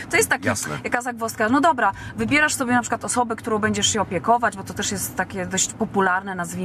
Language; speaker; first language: Polish; native; Polish